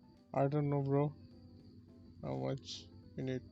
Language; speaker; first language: English; non-native, learner; Bangla